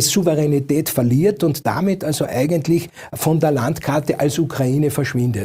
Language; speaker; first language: German; native; German